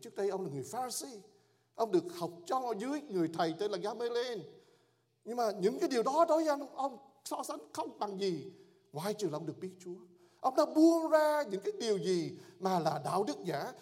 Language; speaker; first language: Vietnamese; early bilingual, heritage; Vietnamese